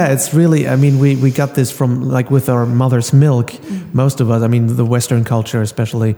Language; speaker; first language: English; non-native, fluent; German